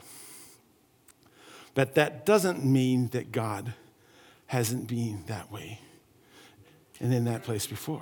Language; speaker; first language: English; native; English